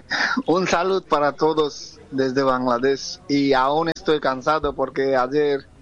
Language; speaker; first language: Spanish; non-native, fluent; Bangla